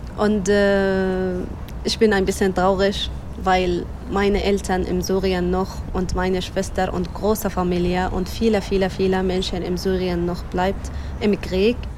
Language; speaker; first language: German; non-native, learner; Arabic